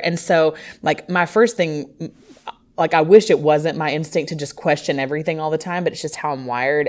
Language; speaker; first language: English; native; English